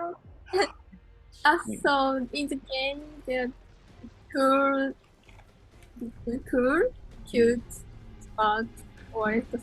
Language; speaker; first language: English; non-native, learner; Japanese